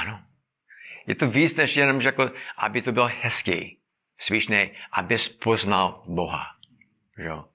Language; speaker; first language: Czech; non-native, fluent; English